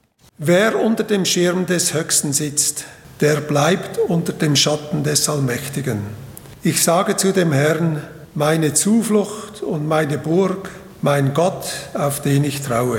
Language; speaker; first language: German; native; German